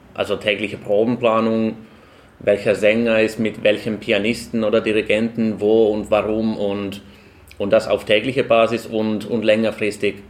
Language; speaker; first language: German; non-native, fluent; Finnish